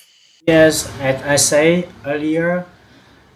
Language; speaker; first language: English; non-native, learner; Vietnamese